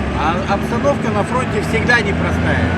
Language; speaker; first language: Russian; native; Russian